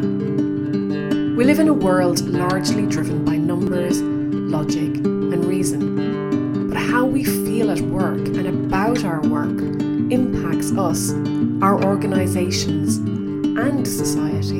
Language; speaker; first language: English; native; English